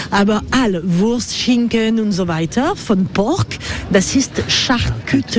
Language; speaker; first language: German; non-native, fluent; French